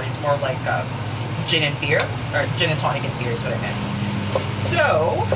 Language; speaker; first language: English; non-native, local second language; Filipino